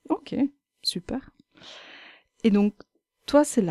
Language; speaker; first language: French; native; French